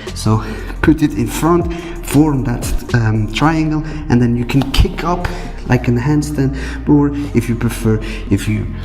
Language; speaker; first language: English; non-native, fluent; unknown